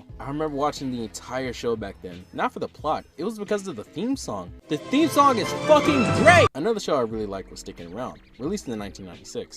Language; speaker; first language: English; native; English